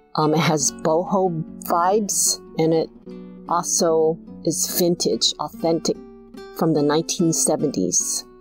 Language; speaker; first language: English; native; English